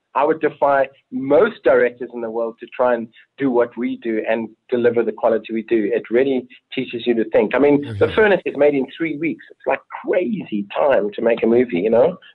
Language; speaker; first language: English; native; English